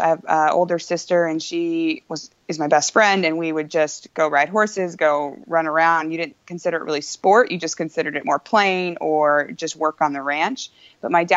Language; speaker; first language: English; native; English